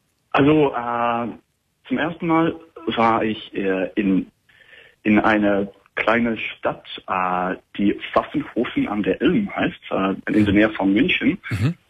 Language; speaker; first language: German; non-native, fluent; English